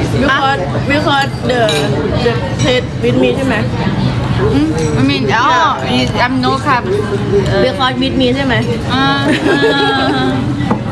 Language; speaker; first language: English; non-native, learner; Thai